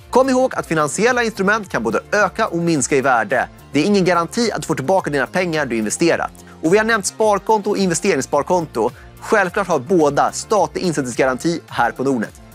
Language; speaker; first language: Swedish; native; Swedish